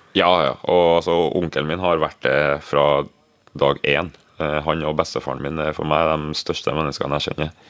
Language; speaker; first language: Norwegian; early bilingual, other home language; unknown